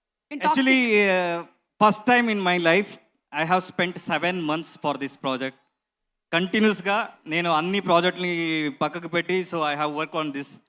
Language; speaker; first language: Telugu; non-native, learner; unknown